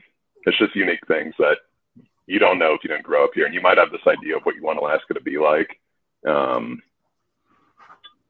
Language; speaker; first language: English; native; English